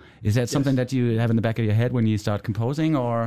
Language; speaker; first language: English; non-native, fluent; German